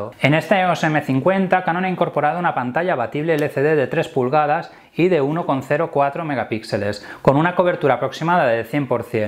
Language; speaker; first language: Spanish; native; Spanish